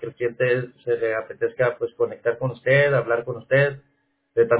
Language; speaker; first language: Spanish; native; Spanish